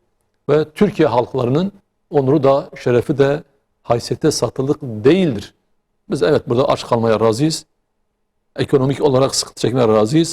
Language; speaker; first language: Turkish; native; Turkish